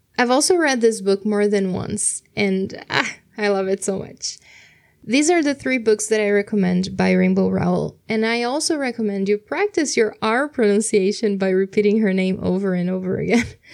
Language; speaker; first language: English; non-native, fluent; Portuguese